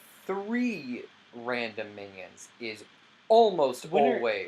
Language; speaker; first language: English; native; English